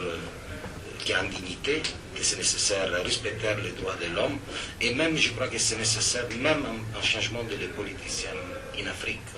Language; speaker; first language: French; non-native, fluent; Italian